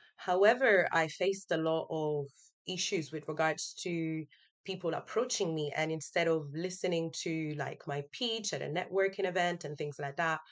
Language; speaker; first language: English; non-native, fluent; Italian